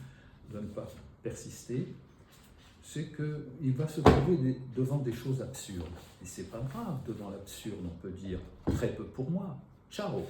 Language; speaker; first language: French; native; French